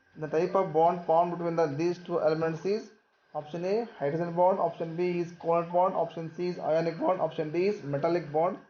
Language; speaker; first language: English; non-native, local second language; Kannada